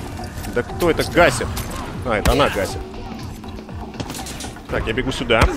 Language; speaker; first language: Russian; native; Russian